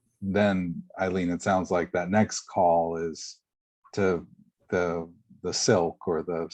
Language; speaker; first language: English; native; English